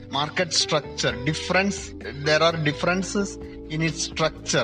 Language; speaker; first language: English; non-native, local second language; Malayalam